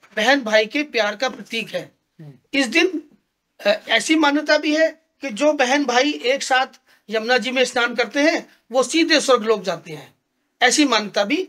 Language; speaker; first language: Hindi; native; Hindi